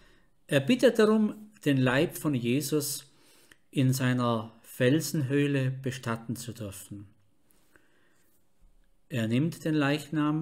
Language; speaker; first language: German; native; German